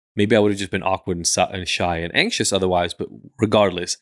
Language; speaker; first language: English; early bilingual, other home language; Hebrew